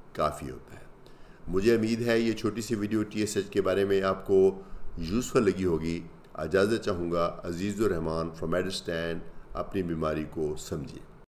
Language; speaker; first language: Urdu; native; Urdu